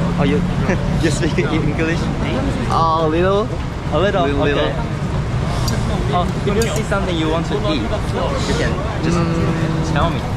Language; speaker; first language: English; non-native, learner; Korean